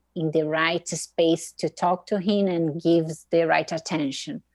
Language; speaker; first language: English; non-native, fluent; Portuguese